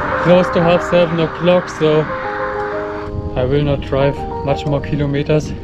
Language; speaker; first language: English; non-native, fluent; German